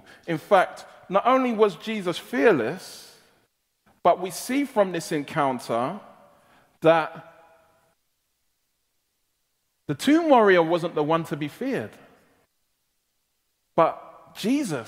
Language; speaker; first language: English; native; English